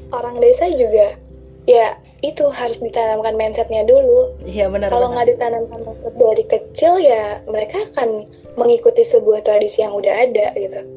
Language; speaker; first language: Indonesian; non-native, local second language; Sundanese